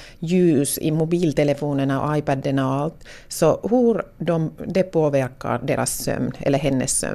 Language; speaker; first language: Swedish; non-native, local second language; Finnish